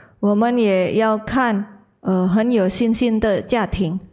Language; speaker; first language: Chinese; non-native, learner; Indonesian